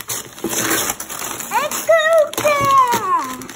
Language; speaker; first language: Dutch; early bilingual, other home language; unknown